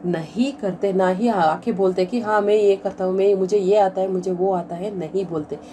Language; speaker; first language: Hindi; non-native, local second language; Kannada